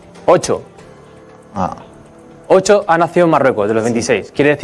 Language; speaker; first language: Spanish; native; Spanish